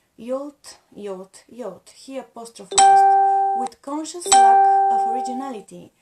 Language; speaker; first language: English; non-native, fluent; Bulgarian